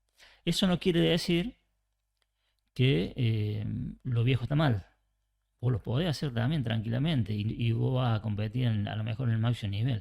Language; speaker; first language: Spanish; native; Spanish